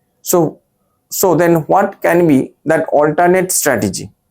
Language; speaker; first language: English; non-native, local second language; Bangla